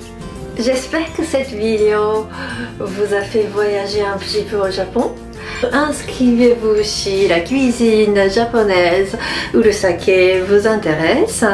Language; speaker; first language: French; non-native, fluent; Japanese